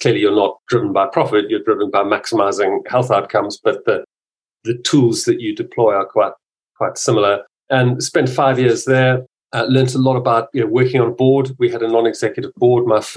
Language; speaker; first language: English; native; English